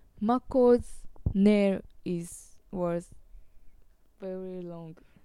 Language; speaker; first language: English; non-native, learner; Japanese